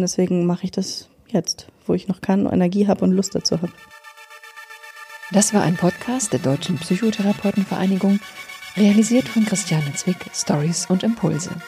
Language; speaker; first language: German; native; German